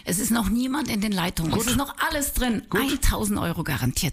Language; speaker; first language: German; native; German